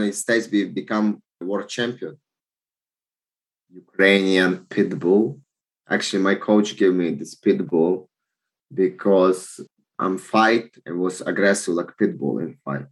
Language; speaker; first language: English; non-native, learner; Ukrainian